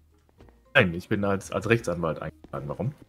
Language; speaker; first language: German; native; German